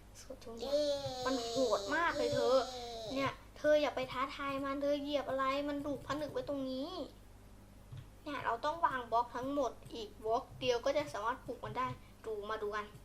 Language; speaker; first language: Thai; native; Thai